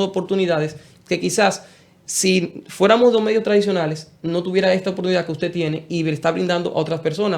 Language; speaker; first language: Spanish; native; Spanish